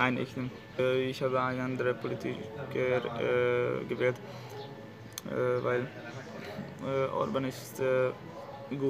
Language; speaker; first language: German; non-native, learner; Hungarian